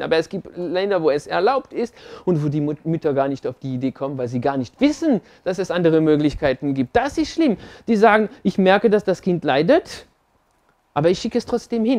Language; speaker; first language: German; non-native, fluent; French